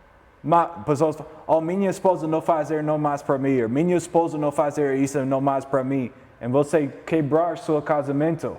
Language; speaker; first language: Portuguese; non-native, learner; English